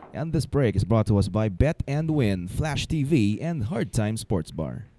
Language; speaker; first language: English; non-native, local second language; Filipino